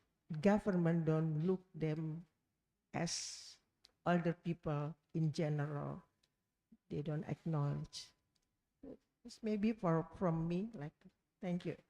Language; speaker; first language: English; non-native, learner; Indonesian